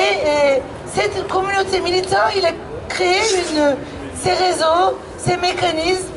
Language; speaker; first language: French; non-native, fluent; Turkish